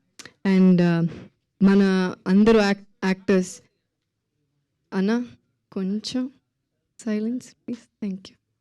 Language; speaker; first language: Telugu; non-native, local second language; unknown